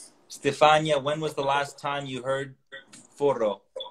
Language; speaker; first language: English; early bilingual, other home language; Italian